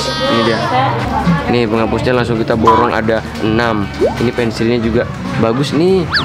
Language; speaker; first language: Indonesian; native; Indonesian